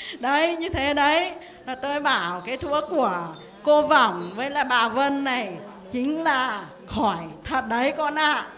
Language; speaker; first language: Vietnamese; native; Vietnamese